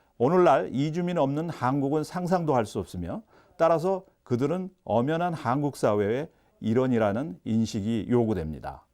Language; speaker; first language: Korean; native; Korean